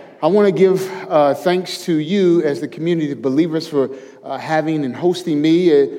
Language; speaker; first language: English; native; English